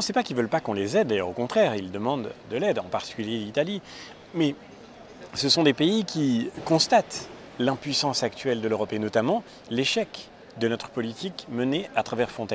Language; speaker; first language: French; native; French